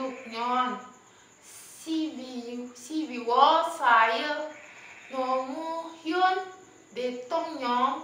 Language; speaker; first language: Korean; non-native, learner; Indonesian